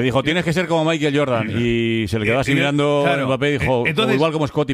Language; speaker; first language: Spanish; native; Spanish